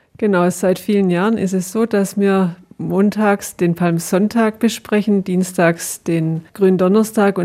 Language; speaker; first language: German; native; German